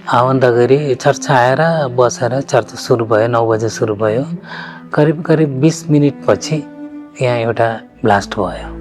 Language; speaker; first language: Nepali; non-native, fluent; Malayalam